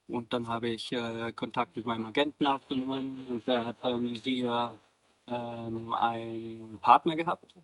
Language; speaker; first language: German; native; German